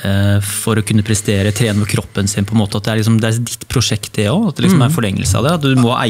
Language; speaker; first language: Norwegian; native; Norwegian